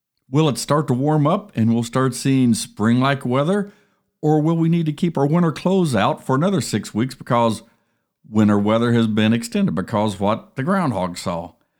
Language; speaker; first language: English; native; English